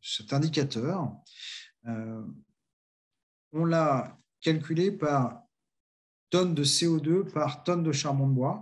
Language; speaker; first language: French; native; French